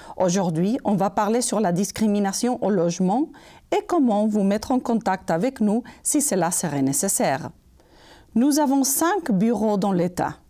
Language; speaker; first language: French; non-native, fluent; Spanish